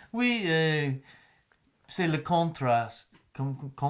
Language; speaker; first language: French; non-native, learner; English